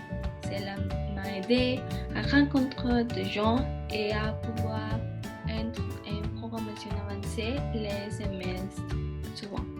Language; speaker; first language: French; non-native, learner; Spanish